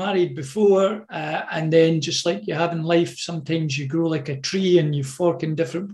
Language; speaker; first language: English; native; English